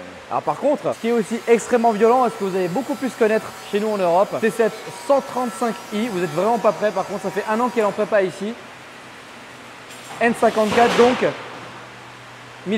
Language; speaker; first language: French; native; French